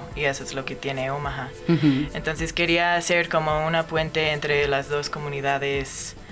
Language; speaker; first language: Spanish; non-native, fluent; English